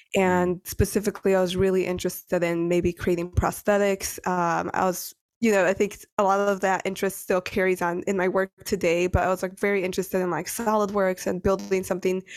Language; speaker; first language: English; early bilingual, other home language; Spanish